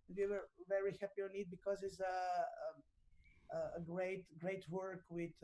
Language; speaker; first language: English; non-native, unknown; Bulgarian